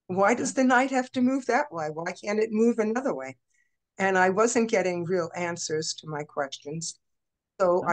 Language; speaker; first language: English; native; English